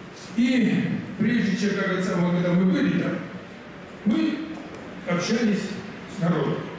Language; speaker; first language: Russian; native; Russian